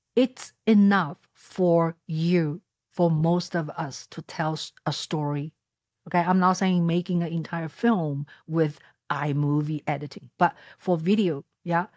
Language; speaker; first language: English; non-native, fluent; Chinese